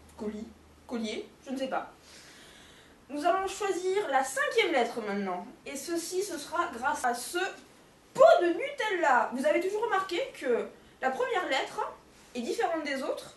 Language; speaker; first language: French; native; French